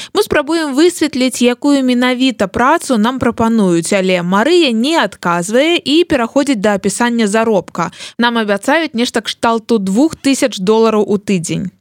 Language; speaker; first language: Belarusian; native; Belarusian